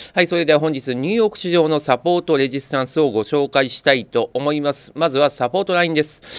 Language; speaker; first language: Japanese; native; Japanese